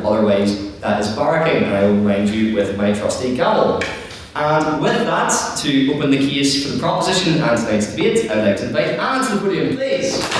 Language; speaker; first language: English; native; English